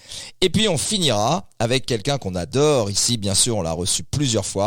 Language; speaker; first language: French; native; French